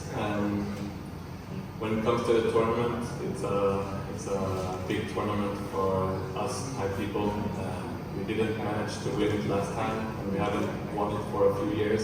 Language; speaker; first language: English; early bilingual, heritage; English